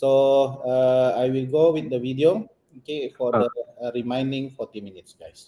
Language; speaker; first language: English; non-native, local second language; Malay